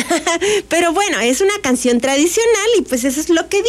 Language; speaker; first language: Spanish; native; Spanish